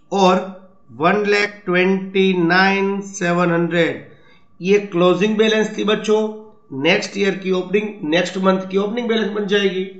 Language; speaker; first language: Hindi; non-native, local second language; Gujarati